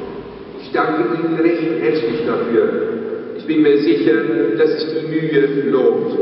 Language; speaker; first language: German; non-native, fluent; Dutch